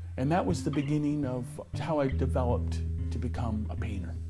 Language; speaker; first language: English; native; English